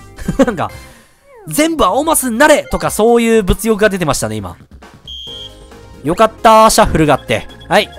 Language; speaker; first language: Japanese; native; Japanese